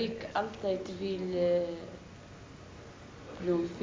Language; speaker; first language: Dutch; non-native, learner; Arabic